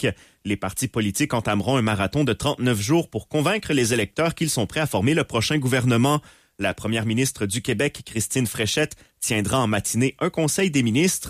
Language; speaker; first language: French; native; French